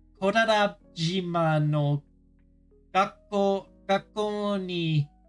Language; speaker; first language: Japanese; non-native, learner; English